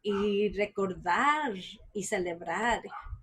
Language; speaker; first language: Spanish; early bilingual, heritage; Spanish